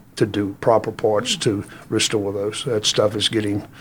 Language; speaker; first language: English; native; English